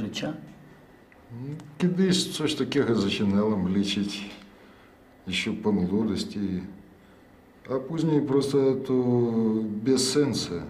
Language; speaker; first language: Polish; non-native, learner; Russian